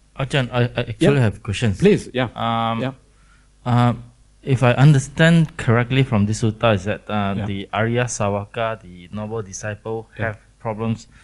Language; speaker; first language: English; non-native, fluent; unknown